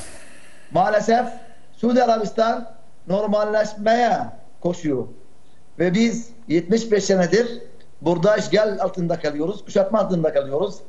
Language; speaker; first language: Turkish; non-native, fluent; Arabic